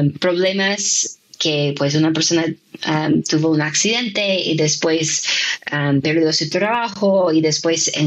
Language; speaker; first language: Spanish; non-native, fluent; English